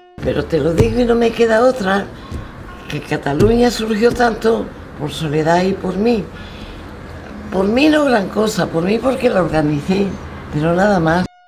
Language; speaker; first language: Spanish; native; Spanish